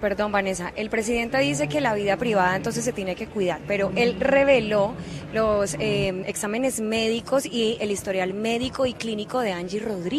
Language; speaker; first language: Spanish; native; Spanish